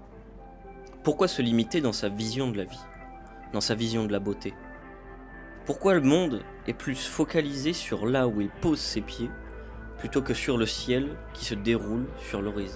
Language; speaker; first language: French; native; French